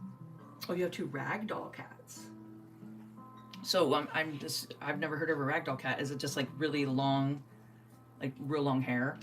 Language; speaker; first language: English; native; English